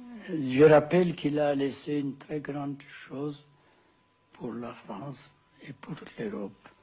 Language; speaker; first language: French; non-native, fluent; Amharic